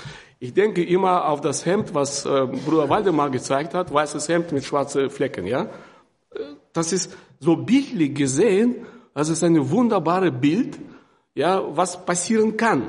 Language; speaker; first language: German; non-native, fluent; Russian